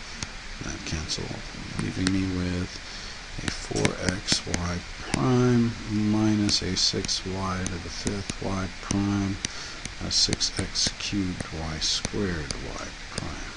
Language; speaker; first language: English; native; English